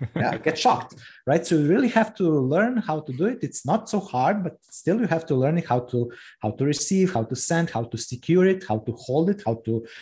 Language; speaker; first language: English; non-native, fluent; Croatian